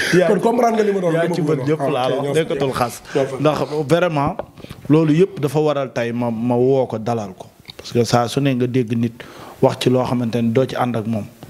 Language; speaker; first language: Wolof; native; Wolof